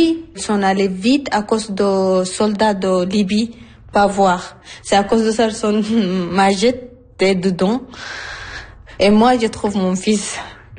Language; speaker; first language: French; non-native, learner; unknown